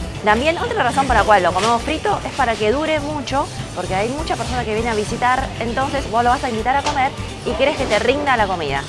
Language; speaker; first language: Spanish; early bilingual, other home language; Chinese